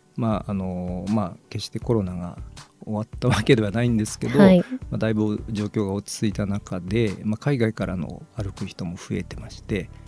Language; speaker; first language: Japanese; native; Japanese